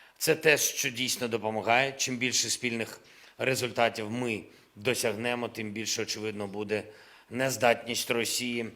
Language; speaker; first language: Ukrainian; non-native, local second language; Russian